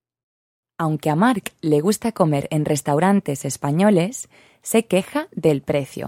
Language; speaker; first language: Spanish; native; Spanish